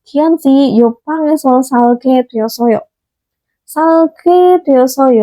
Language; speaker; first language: Korean; non-native, fluent; Indonesian